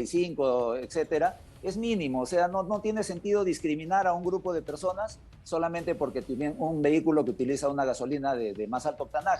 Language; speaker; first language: Spanish; native; Spanish